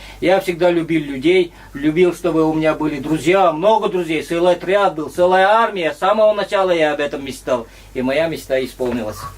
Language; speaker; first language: Russian; native; Russian